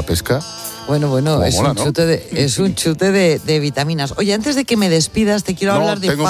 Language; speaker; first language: Spanish; native; Spanish